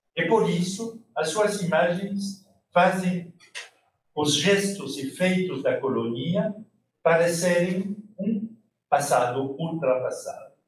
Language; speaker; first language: Portuguese; non-native, fluent; French